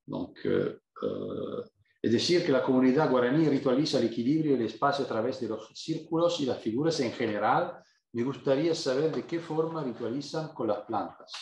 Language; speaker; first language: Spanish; non-native, fluent; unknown